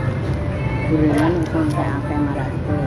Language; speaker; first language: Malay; non-native, local second language; Javanese